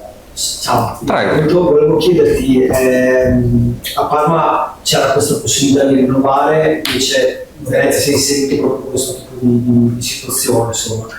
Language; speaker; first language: Italian; native; Italian